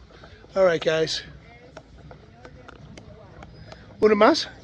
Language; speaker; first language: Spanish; non-native, learner; English